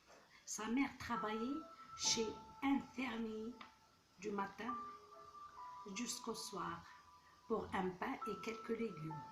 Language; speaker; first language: French; non-native, local second language; Arabic